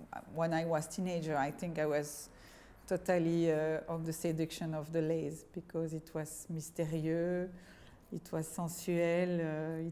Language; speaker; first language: English; non-native, fluent; French